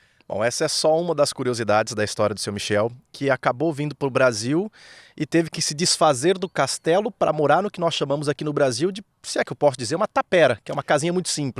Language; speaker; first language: Portuguese; native; Portuguese